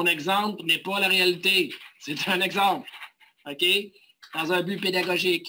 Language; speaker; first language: French; native; French